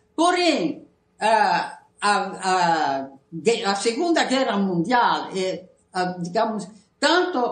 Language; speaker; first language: Portuguese; non-native, fluent; Italian